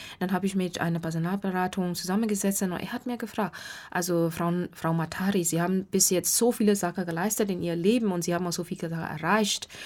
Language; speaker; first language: German; non-native, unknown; Burmese